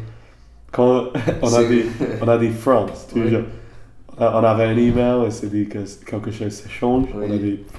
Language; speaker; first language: French; non-native, learner; English